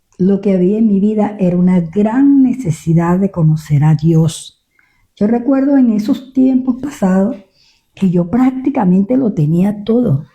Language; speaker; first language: Spanish; native; Spanish